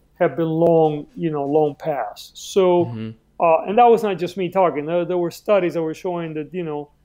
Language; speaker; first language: English; early bilingual, other home language; Spanish